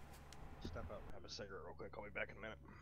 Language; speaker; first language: English; native; English